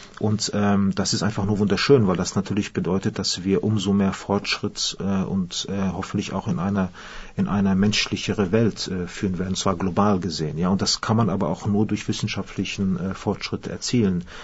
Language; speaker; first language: German; non-native, fluent; English